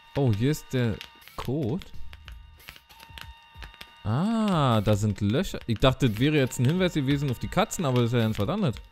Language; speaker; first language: German; native; German